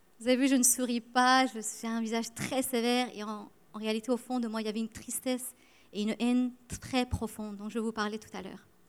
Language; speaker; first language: French; early bilingual, other home language; Persian